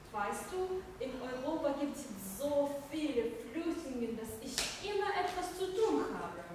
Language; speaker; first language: German; non-native, learner; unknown